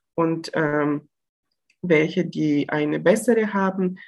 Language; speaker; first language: German; non-native, fluent; Bulgarian